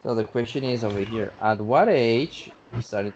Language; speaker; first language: English; non-native, fluent; Spanish